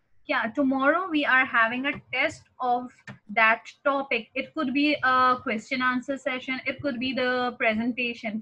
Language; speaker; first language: English; non-native, local second language; Hindi